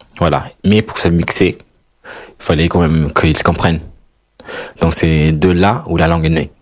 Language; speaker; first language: French; non-native, fluent; Spanish